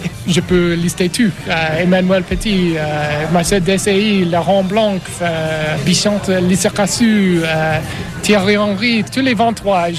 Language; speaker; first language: French; non-native, learner; English